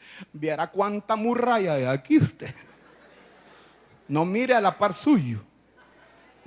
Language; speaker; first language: Spanish; native; Spanish